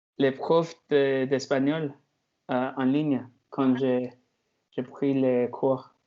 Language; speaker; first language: French; non-native, learner; Chinese